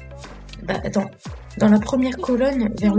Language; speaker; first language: French; native; French